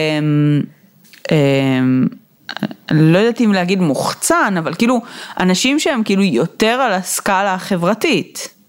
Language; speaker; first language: Hebrew; native; Hebrew